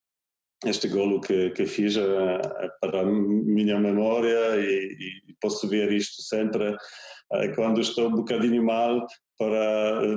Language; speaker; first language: Portuguese; non-native, fluent; Polish